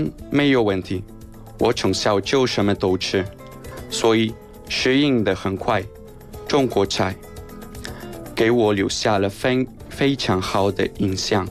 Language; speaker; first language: Chinese; non-native, learner; Spanish